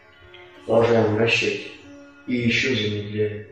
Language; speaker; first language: Russian; native; Russian